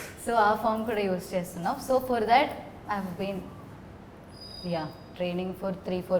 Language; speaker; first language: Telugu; non-native, learner; Malayalam